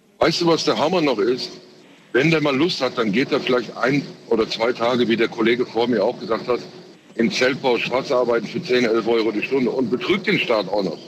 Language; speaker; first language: German; early bilingual, other home language; Turkish